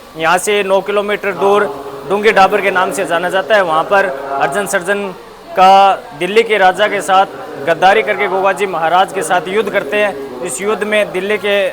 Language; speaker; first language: Hindi; native; Hindi